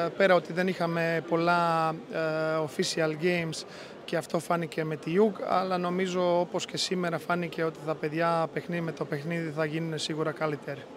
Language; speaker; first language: Greek; non-native, fluent; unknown